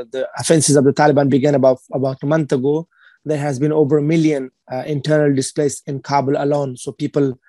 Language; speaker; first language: English; non-native, fluent; Persian